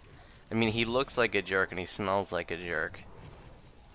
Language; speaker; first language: English; native; English